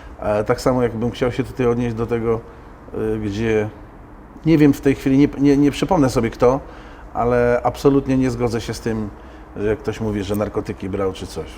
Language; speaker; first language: Polish; native; Polish